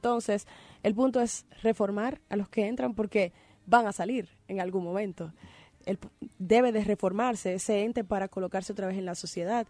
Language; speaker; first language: Spanish; native; Spanish